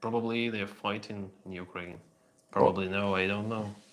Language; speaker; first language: English; non-native, learner; Russian